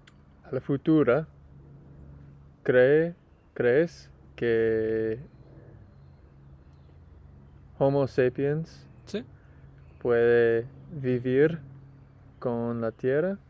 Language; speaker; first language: Spanish; non-native, learner; English